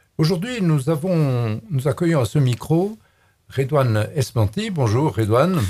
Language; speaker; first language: French; native; French